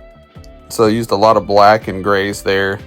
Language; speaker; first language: English; native; English